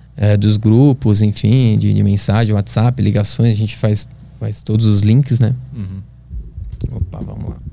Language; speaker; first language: Portuguese; native; Portuguese